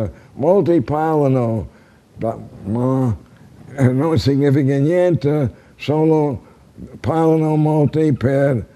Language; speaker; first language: Italian; non-native, learner; English